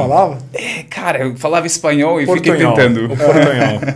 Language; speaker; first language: Portuguese; non-native, fluent; English